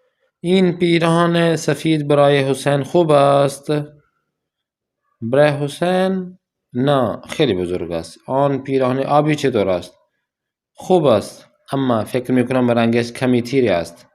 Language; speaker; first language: Persian; non-native, fluent; Urdu